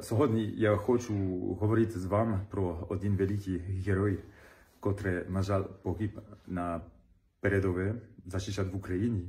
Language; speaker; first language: Ukrainian; non-native, learner; French